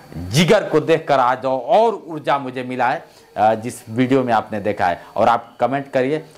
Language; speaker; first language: Hindi; native; Hindi